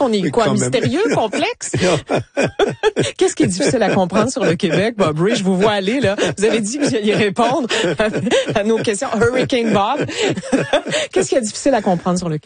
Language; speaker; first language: French; native; French